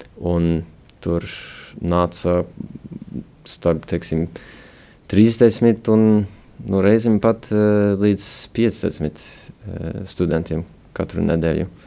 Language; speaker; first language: Latvian; early bilingual, heritage; Latvian